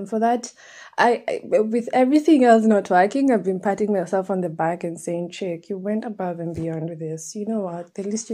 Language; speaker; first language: English; non-native, local second language; Swahili